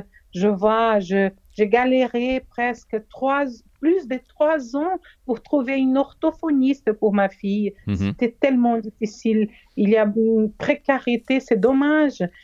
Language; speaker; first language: French; non-native, fluent; Portuguese